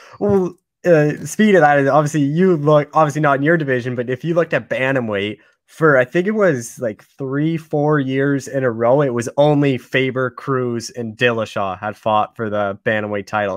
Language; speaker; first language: English; native; English